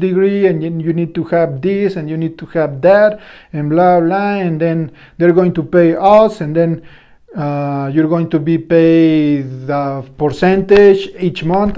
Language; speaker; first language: English; non-native, fluent; Spanish